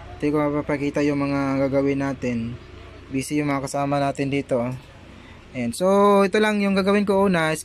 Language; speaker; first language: Filipino; non-native, local second language; Cebuano